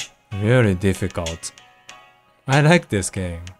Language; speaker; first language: English; non-native, fluent; Japanese